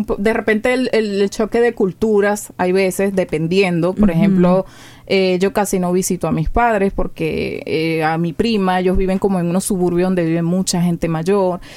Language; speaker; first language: Spanish; native; Spanish